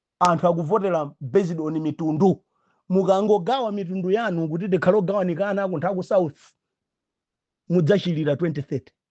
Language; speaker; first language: Nyanja; native; Nyanja